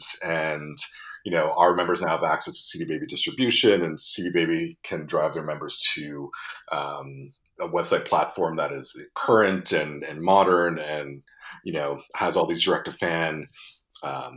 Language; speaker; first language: English; native; English